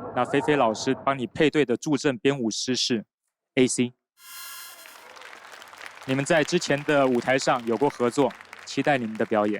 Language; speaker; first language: Chinese; native; Chinese